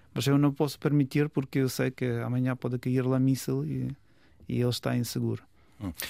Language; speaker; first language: Portuguese; non-native, fluent; Ukrainian